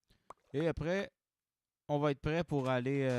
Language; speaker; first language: French; native; French